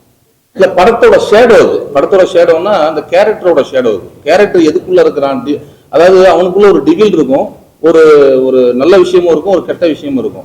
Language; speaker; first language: Tamil; native; Tamil